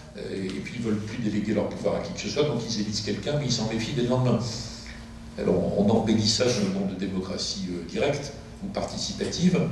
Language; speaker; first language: French; native; French